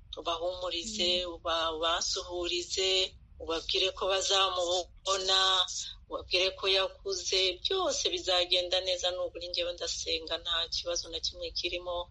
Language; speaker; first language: Kinyarwanda; native; Kinyarwanda